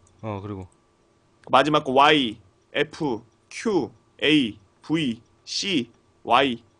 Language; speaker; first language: Korean; native; Korean